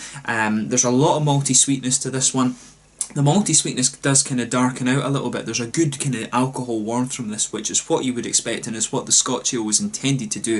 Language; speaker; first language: English; native; English